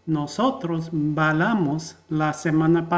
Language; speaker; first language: Spanish; non-native, fluent; English